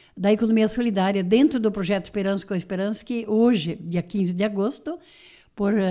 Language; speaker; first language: Portuguese; native; Portuguese